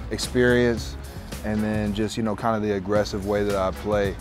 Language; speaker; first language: English; native; English